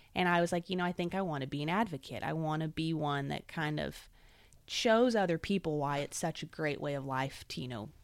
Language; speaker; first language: English; native; English